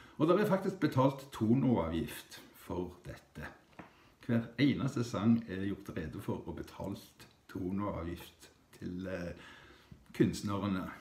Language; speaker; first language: Norwegian; native; Norwegian